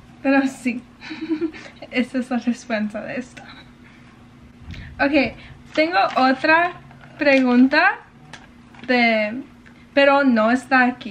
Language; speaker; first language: Spanish; early bilingual, heritage; English